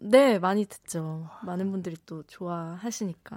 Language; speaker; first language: Korean; native; Korean